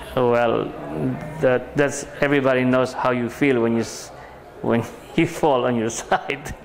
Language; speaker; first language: English; non-native, local second language; Filipino